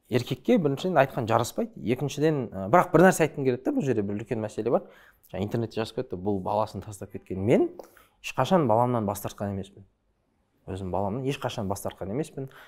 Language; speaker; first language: Kazakh; early bilingual, other home language; Chinese